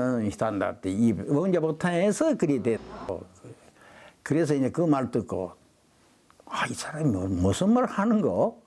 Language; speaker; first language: Korean; early bilingual, heritage; Korean